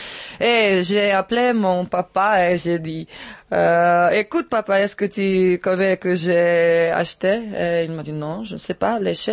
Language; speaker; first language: French; non-native, learner; Czech